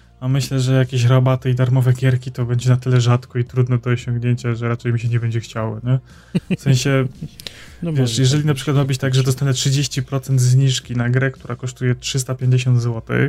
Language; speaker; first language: Polish; native; Polish